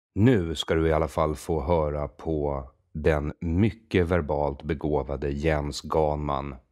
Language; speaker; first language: Swedish; native; Swedish